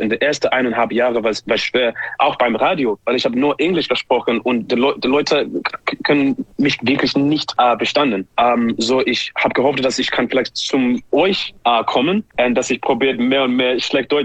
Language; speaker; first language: German; non-native, learner; English